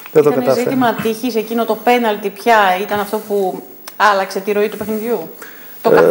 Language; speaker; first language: Greek; native; Greek